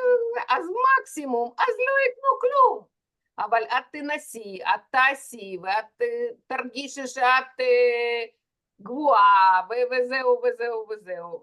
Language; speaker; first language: Hebrew; non-native, fluent; Russian